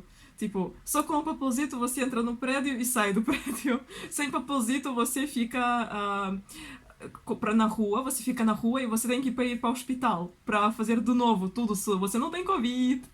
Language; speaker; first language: Portuguese; non-native, fluent; Russian